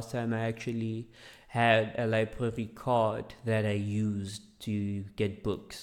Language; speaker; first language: English; non-native, local second language; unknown